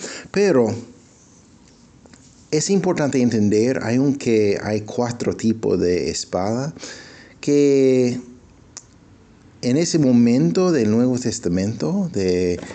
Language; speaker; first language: Spanish; non-native, fluent; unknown